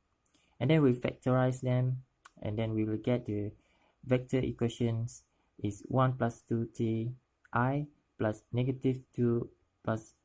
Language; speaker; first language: English; non-native, local second language; Malay